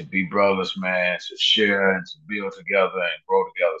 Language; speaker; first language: English; native; English